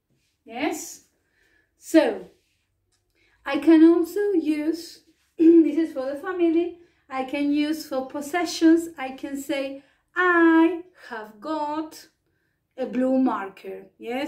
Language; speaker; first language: English; non-native, fluent; Spanish